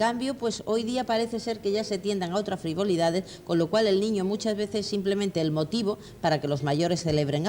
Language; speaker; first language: Spanish; native; Spanish